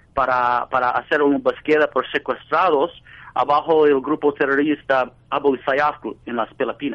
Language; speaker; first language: Spanish; non-native, fluent; English